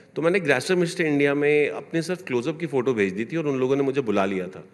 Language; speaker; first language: Hindi; native; Hindi